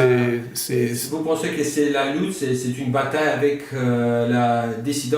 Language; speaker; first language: French; non-native, fluent; Russian